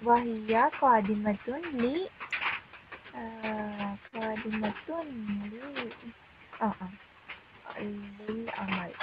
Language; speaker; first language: Arabic; non-native, learner; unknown